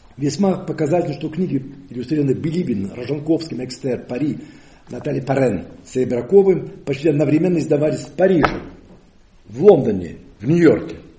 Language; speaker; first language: Russian; non-native, fluent; Occitan